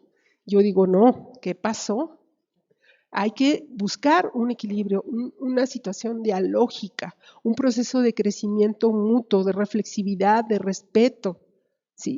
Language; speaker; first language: Spanish; native; Spanish